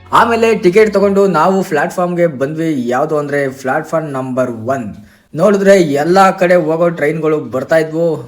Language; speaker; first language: Kannada; native; Kannada